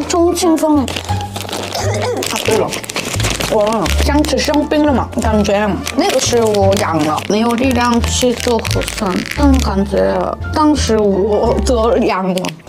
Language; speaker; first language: Chinese; non-native, learner; Korean